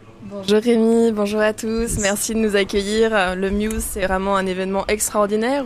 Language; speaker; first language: French; native; French